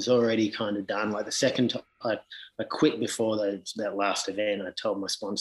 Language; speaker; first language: English; native; English